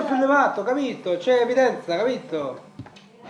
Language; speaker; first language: Italian; non-native, learner; Korean